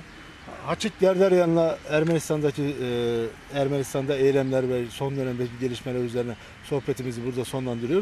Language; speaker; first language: Turkish; native; Turkish